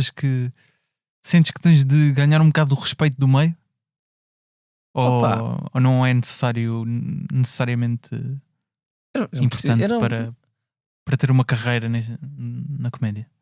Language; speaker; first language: Portuguese; native; Portuguese